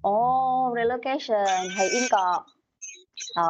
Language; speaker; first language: Cantonese; native; Cantonese